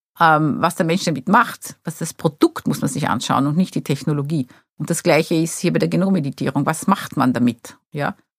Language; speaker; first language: German; non-native, fluent; Portuguese